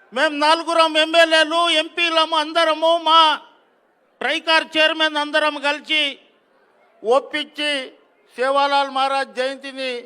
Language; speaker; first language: Telugu; non-native, local second language; Lambadi